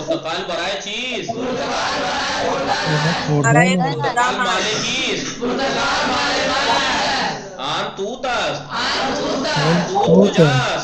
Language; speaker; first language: Persian; non-native, fluent; Urdu